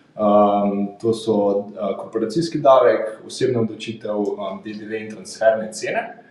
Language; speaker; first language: Slovenian; native; Slovenian